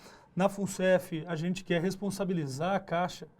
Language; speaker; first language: Portuguese; native; Portuguese